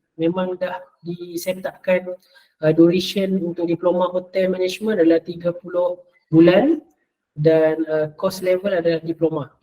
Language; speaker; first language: Malay; native; Malay